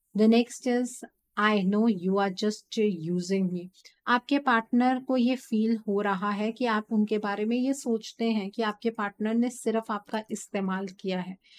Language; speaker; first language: Hindi; native; Hindi